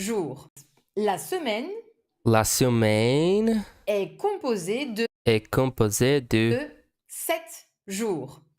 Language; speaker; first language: French; non-native, fluent; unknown